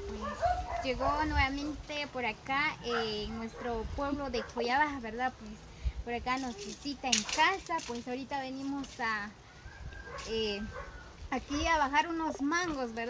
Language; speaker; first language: Spanish; native; Spanish